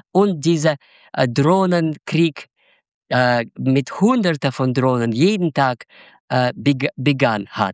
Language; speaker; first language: German; non-native, fluent; Russian